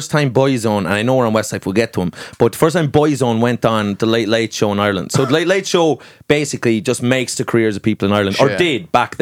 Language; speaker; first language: English; native; English